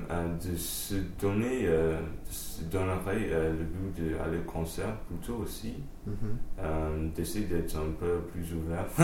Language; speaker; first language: French; non-native, fluent; English